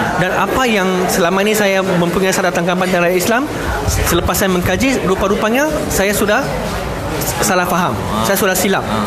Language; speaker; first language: Malay; non-native, local second language; Chinese